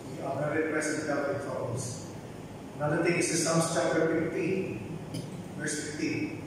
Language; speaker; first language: English; non-native, local second language; Filipino